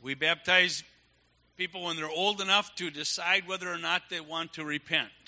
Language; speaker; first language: English; native; English